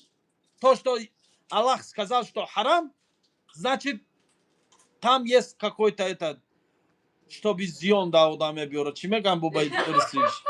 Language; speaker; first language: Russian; non-native, learner; Tajik